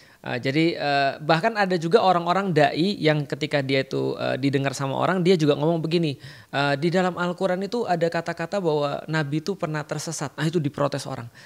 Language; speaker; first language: Indonesian; native; Indonesian